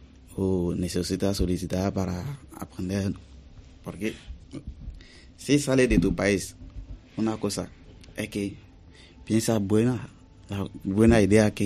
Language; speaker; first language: Spanish; non-native, learner; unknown